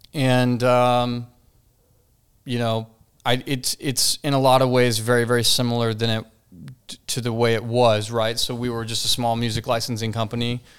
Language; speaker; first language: English; native; English